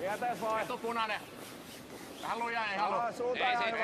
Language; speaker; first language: Finnish; native; Finnish